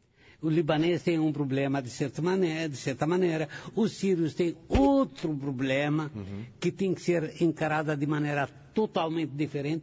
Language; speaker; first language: Portuguese; non-native, fluent; Arabic